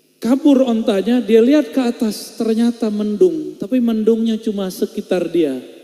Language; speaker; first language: Indonesian; non-native, local second language; Minangkabau